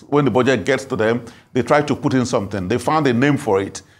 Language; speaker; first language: English; non-native, local second language; Igbo